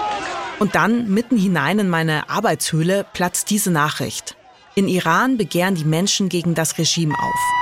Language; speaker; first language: German; native; German